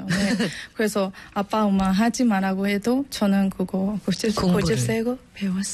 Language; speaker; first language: Korean; non-native, learner; Burmese